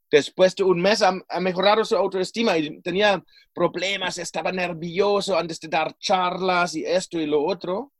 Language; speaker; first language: Spanish; non-native, fluent; German